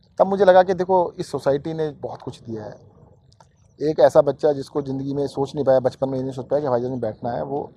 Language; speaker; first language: Hindi; native; Hindi